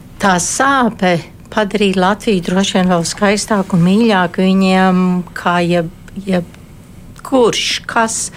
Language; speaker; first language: Latvian; early bilingual, heritage; Latvian